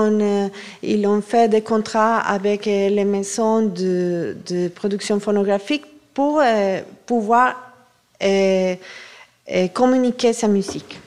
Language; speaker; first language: French; non-native, fluent; Spanish